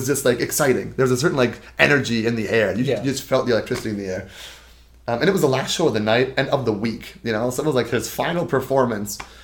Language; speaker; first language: English; native; English